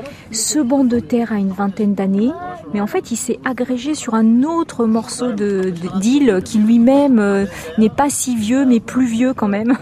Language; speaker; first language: French; native; French